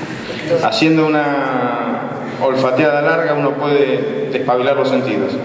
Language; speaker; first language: Spanish; native; Spanish